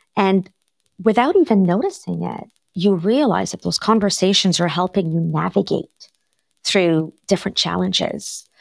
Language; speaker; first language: English; non-native, fluent; French